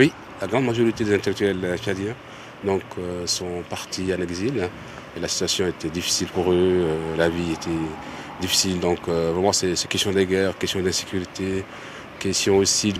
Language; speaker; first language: French; non-native, local second language; Arabic